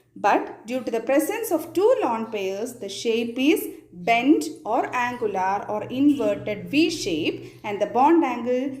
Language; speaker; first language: English; non-native, local second language; Malayalam